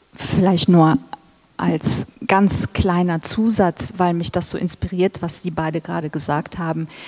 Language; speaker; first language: German; early bilingual, other home language; Turkish